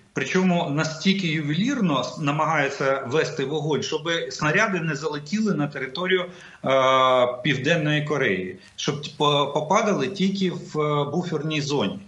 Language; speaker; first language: Ukrainian; non-native, local second language; Russian